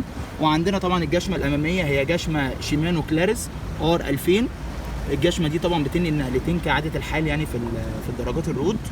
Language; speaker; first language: Arabic; native; Arabic